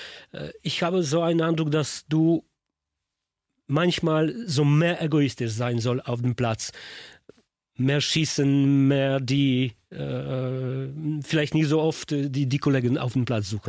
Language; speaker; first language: German; non-native, learner; Polish